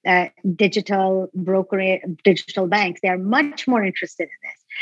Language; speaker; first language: English; non-native, local second language; Urdu